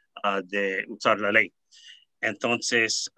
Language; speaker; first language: Spanish; early bilingual, heritage; Spanish